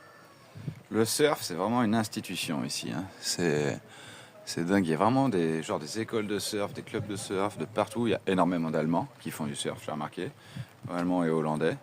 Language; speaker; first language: French; native; French